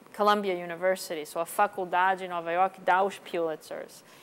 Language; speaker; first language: Portuguese; non-native, fluent; English